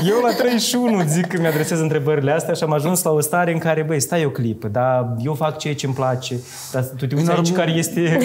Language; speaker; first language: Romanian; native; Romanian